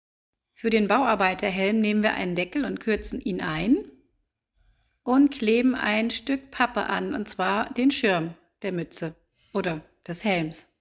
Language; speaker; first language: German; native; German